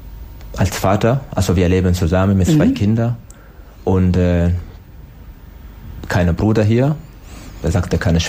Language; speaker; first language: German; non-native, learner; Swahili